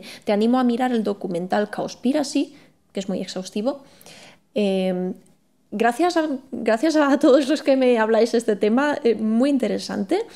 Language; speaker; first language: Spanish; native; Spanish